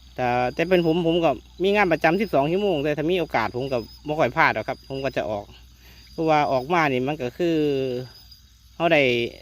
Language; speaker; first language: Thai; native; Thai